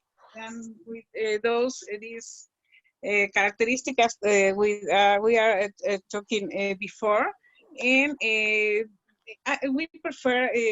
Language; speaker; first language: English; non-native, learner; Spanish